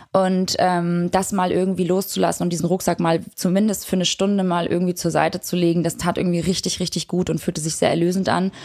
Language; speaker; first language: German; early bilingual, other home language; Albanian